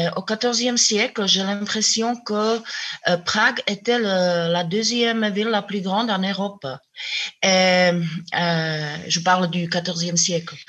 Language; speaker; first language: French; non-native, fluent; Czech